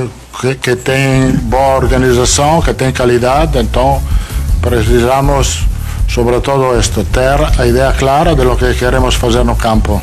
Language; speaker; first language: Portuguese; non-native, learner; Italian